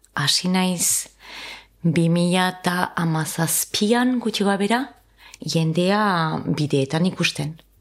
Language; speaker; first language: Basque; native; Basque